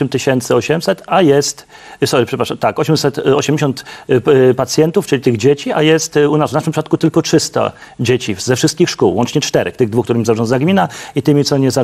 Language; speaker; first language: Polish; native; Polish